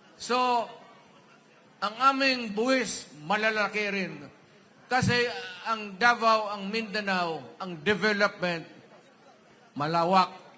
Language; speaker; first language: Filipino; non-native, local second language; Cebuano